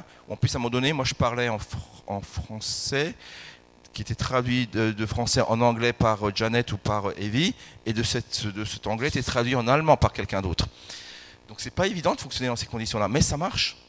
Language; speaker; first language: French; native; French